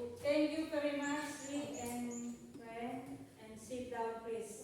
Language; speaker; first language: English; non-native, local second language; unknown